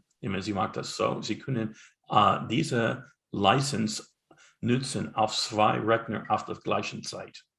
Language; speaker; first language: German; non-native, learner; English